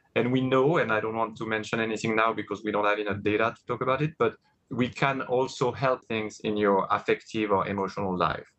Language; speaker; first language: English; non-native, fluent; French